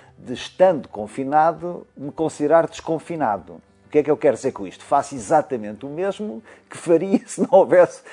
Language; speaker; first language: Portuguese; native; Portuguese